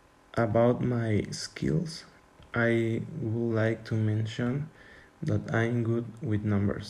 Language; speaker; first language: English; non-native, learner; Spanish